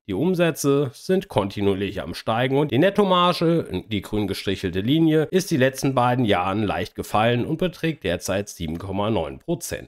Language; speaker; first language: German; native; German